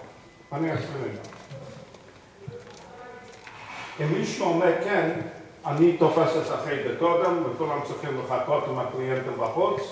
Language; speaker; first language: Hebrew; non-native, fluent; English